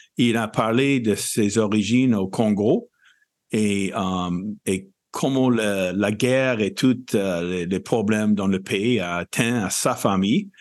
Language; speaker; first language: French; non-native, fluent; English